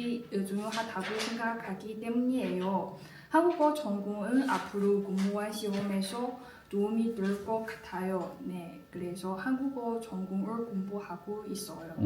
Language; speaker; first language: Korean; non-native, learner; Chinese